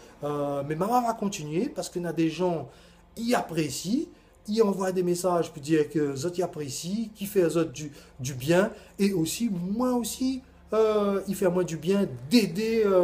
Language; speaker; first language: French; non-native, local second language; Réunion Creole French